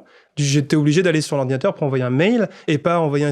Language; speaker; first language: French; native; French